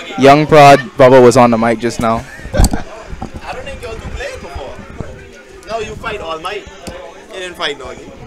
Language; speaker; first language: English; native; English